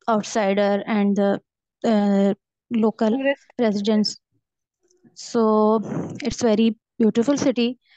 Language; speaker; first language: English; non-native, local second language; Urdu